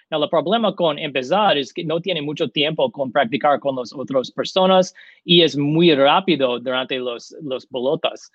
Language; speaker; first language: Spanish; non-native, learner; English